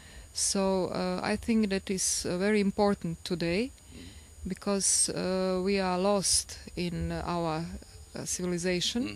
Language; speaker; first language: English; non-native, learner; Croatian